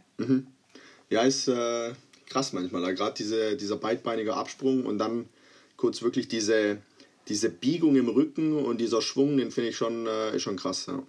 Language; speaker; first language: German; early bilingual, other home language; Croatian